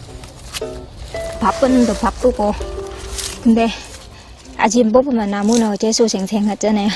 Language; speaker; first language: Korean; non-native, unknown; Vietnamese